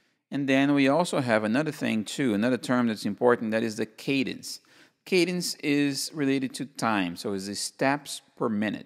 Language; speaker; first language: English; non-native, fluent; Portuguese